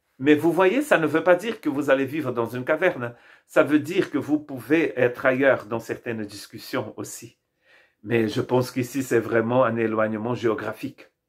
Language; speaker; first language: French; non-native, fluent; Portuguese